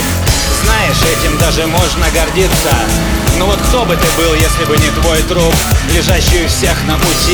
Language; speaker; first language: Russian; native; Russian